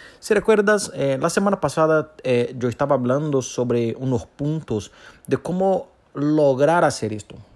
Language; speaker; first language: Spanish; non-native, fluent; Portuguese